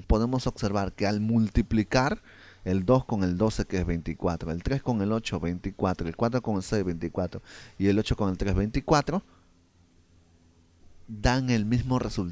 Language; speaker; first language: Spanish; native; Spanish